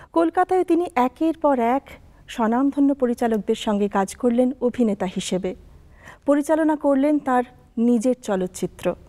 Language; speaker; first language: Bangla; native; Bangla